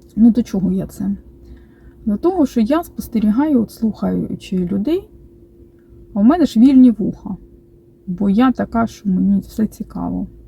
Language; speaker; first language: Ukrainian; non-native, local second language; Russian